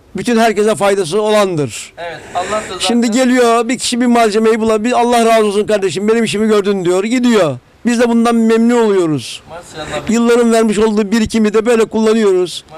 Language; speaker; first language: Turkish; native; Turkish